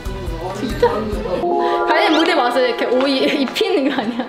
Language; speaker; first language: Korean; non-native, fluent; Chinese